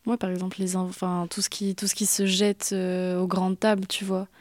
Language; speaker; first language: French; native; French